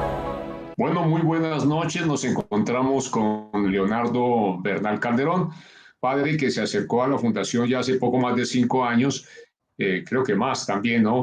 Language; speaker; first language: Spanish; native; Spanish